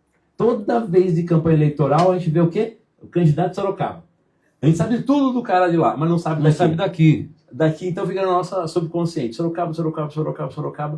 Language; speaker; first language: Portuguese; native; Portuguese